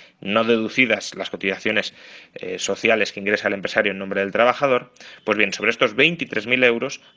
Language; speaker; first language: Spanish; native; Spanish